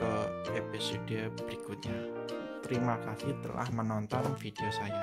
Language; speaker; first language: Indonesian; non-native, local second language; Javanese